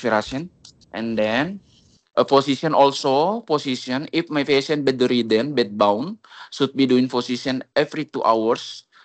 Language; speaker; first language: English; non-native, learner; Indonesian